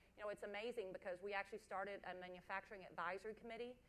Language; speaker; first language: English; native; English